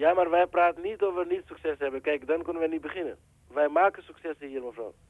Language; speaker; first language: Dutch; non-native, learner; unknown